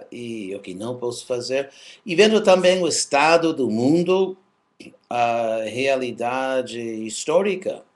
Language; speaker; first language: Portuguese; non-native, fluent; English